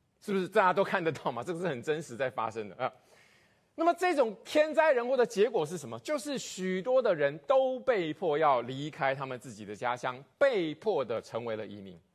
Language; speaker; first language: Chinese; native; Chinese